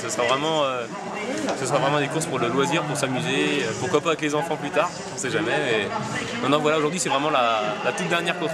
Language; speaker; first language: French; native; French